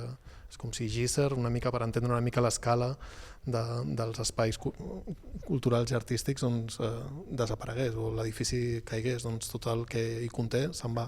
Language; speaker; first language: Catalan; native; Catalan